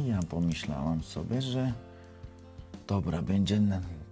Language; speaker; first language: Polish; non-native, learner; Georgian